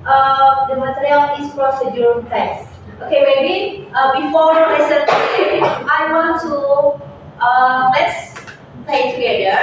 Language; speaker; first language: English; non-native, learner; Indonesian